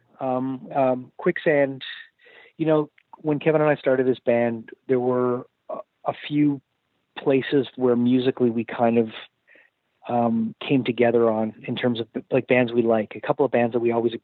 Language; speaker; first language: English; native; English